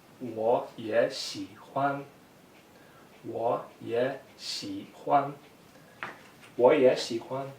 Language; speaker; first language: Chinese; non-native, fluent; English